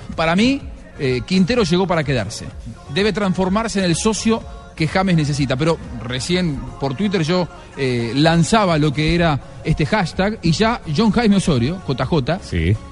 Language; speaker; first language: Spanish; native; Spanish